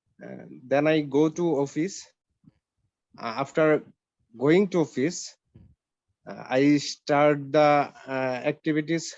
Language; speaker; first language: English; non-native, learner; Bangla